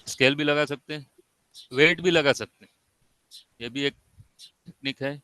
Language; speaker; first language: Hindi; non-native, local second language; Gujarati